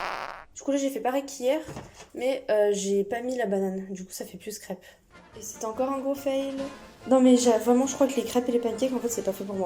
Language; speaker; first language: French; native; French